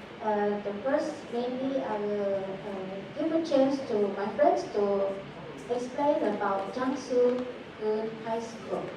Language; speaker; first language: English; non-native, fluent; Indonesian